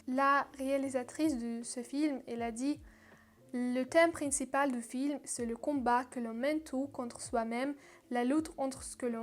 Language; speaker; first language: French; non-native, learner; Russian